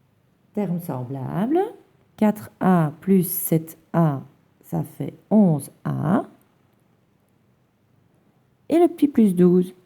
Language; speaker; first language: French; native; French